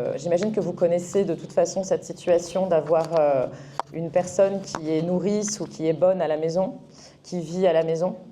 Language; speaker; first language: French; early bilingual, other home language; Arabic